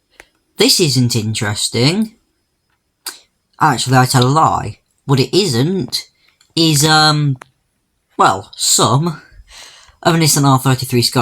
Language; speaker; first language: English; native; English